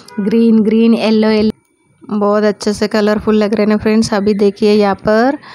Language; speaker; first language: Hindi; non-native, local second language; Marathi